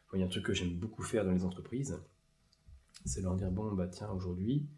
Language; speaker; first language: French; native; French